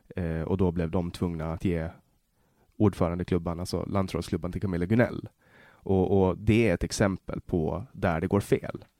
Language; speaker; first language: Swedish; native; Swedish